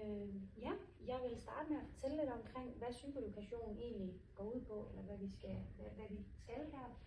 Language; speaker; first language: Danish; native; Danish